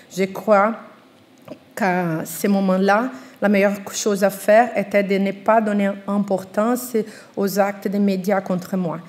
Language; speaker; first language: French; non-native, fluent; Portuguese